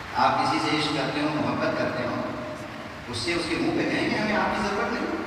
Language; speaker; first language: Urdu; native; Urdu